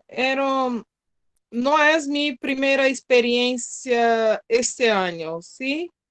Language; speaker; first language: Spanish; non-native, learner; Portuguese